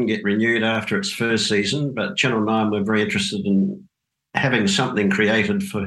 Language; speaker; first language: English; native; English